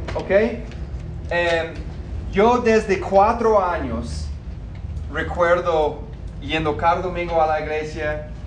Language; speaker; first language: Spanish; non-native, fluent; English